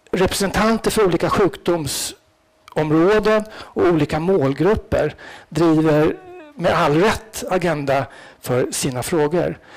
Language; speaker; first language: Swedish; native; Swedish